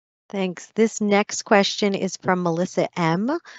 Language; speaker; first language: English; native; English